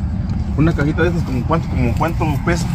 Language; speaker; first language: Spanish; native; Spanish